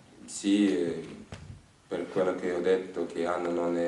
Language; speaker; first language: Italian; non-native, learner; Ukrainian